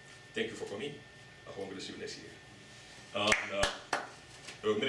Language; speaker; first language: English; non-native, local second language; French